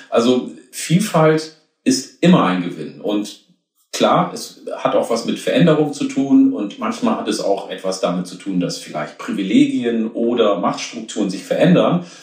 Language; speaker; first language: German; early bilingual, other home language; Oromo